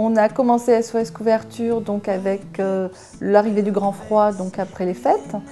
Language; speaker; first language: French; native; French